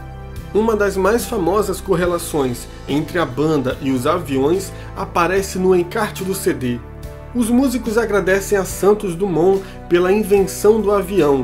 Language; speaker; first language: Portuguese; native; Portuguese